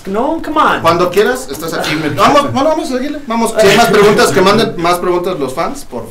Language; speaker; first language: Spanish; native; Spanish